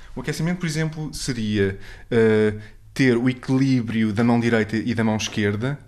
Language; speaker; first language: Portuguese; native; Portuguese